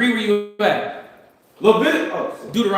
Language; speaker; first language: English; native; English